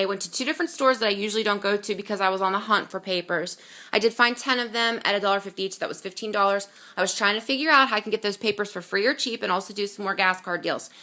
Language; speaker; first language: English; native; English